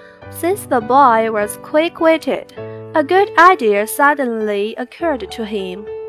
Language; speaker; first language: English; non-native, fluent; Chinese